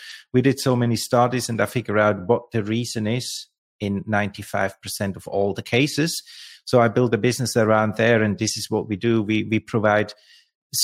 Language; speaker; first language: English; non-native, fluent; Swiss German